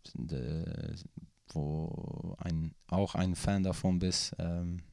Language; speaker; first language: German; non-native, fluent; Swedish